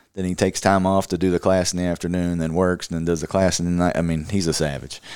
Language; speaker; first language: English; native; English